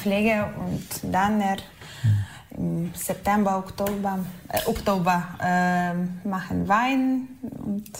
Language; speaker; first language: German; non-native, learner; Ukrainian